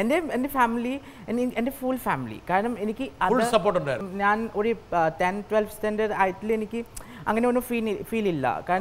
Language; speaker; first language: Malayalam; non-native, local second language; Assamese